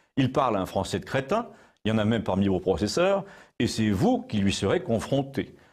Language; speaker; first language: French; native; French